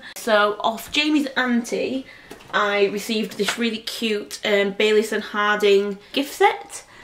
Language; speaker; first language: English; native; English